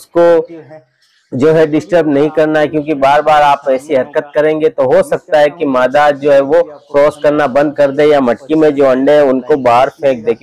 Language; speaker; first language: Hindi; native; Hindi